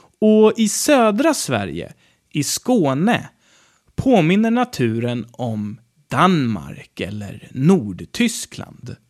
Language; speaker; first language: Swedish; native; Swedish